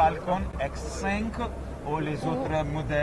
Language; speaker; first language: French; non-native, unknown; Italian